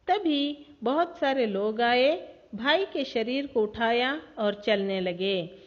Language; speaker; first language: Hindi; non-native, local second language; Kannada